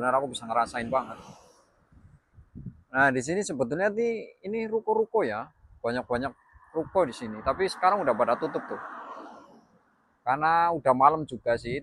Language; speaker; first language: Indonesian; non-native, local second language; Javanese